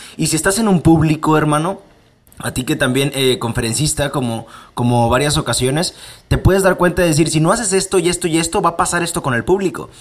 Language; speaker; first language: Spanish; native; Spanish